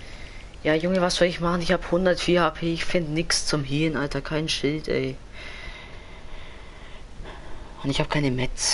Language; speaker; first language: German; native; German